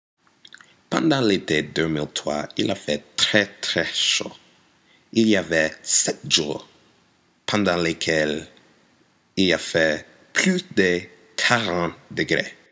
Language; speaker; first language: French; non-native, learner; English